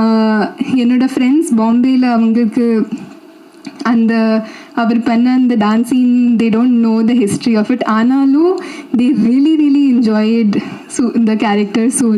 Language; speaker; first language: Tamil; non-native, learner; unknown